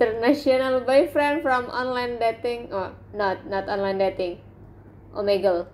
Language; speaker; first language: English; non-native, learner; Indonesian